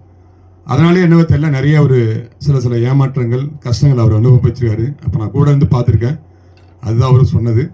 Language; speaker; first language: Tamil; native; Tamil